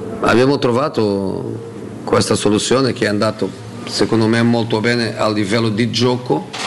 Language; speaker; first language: Italian; non-native, fluent; Portuguese